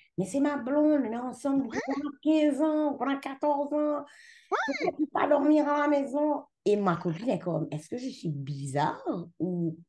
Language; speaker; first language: French; non-native, local second language; Haitian Creole